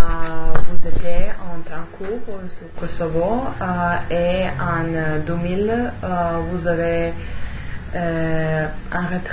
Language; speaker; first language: French; non-native, learner; Serbian